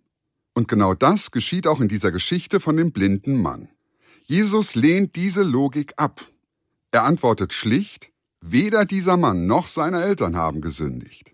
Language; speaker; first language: German; native; German